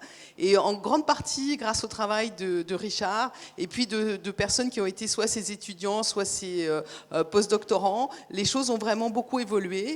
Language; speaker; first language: French; native; French